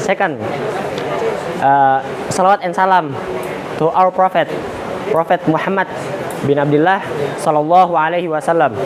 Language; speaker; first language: English; non-native, learner; Indonesian